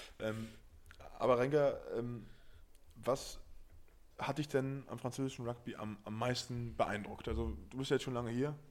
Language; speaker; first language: German; native; German